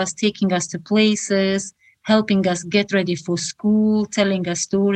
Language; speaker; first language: English; non-native, fluent; Shughni